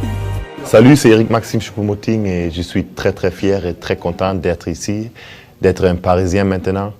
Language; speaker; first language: French; early bilingual, heritage; German